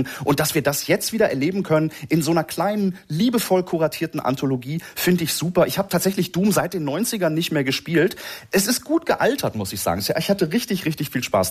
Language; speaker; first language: German; native; German